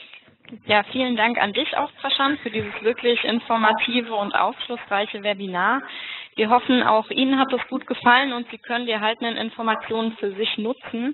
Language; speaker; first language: German; native; German